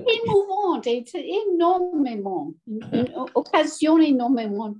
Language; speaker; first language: French; non-native, learner; English